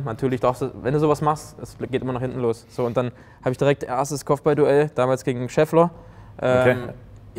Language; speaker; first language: German; native; German